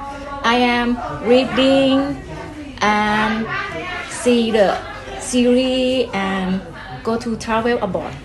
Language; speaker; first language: English; non-native, learner; Thai